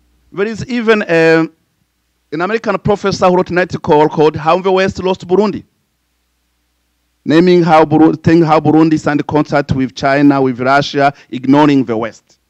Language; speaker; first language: English; non-native, fluent; Rundi